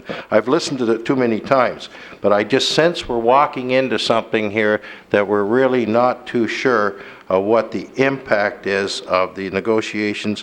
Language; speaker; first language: English; native; English